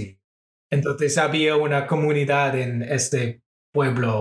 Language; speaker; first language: Spanish; non-native, fluent; English